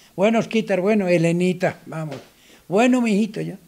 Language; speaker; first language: Spanish; native; Spanish